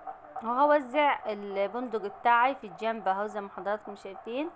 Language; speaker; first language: Arabic; native; Arabic